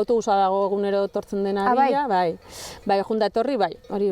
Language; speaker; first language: Basque; native; Basque